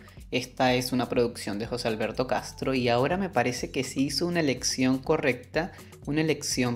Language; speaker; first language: Spanish; native; Spanish